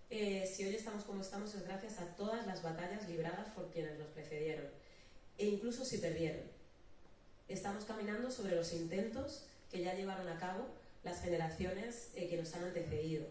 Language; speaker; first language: Spanish; native; Spanish